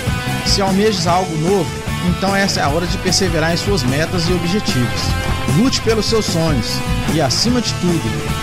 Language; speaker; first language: Portuguese; native; Portuguese